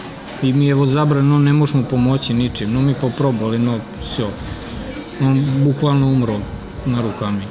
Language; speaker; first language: Russian; non-native, learner; Serbian